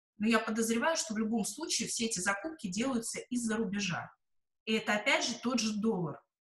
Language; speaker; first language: Russian; native; Russian